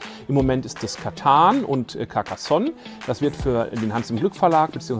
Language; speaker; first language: German; native; German